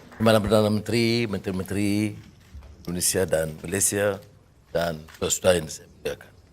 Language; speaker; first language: Malay; native; Malay